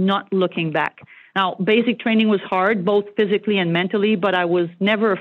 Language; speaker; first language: English; non-native, fluent; French